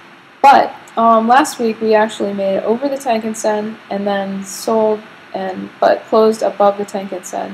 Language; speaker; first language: English; native; English